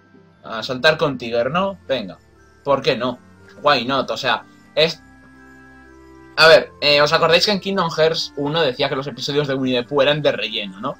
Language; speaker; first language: Spanish; native; Spanish